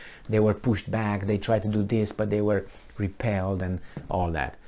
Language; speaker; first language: English; non-native, fluent; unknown